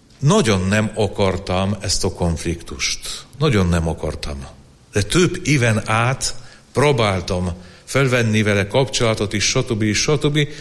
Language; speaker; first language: Hungarian; non-native, fluent; Polish